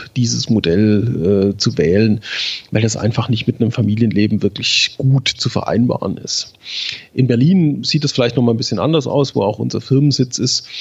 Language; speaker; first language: German; native; German